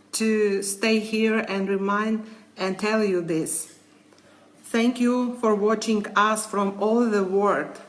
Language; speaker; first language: English; non-native, learner; Ukrainian